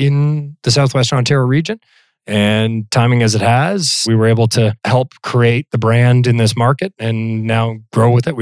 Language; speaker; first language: English; native; English